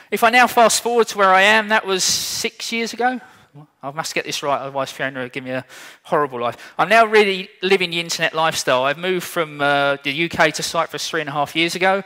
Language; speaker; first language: English; native; English